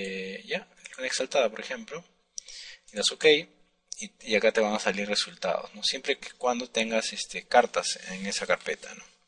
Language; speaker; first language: Spanish; native; Spanish